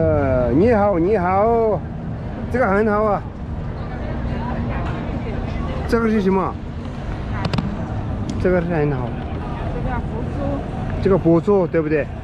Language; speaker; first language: Chinese; non-native, learner; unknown